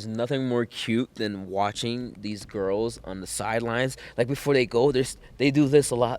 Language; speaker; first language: English; native; English